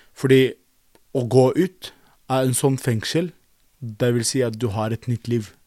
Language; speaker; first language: Norwegian; non-native, fluent; Arabic